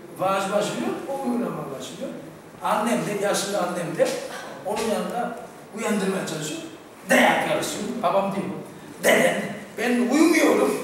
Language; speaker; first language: Turkish; non-native, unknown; Korean